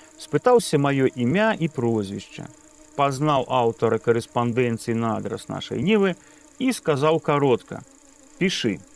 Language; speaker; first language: Belarusian; native; Belarusian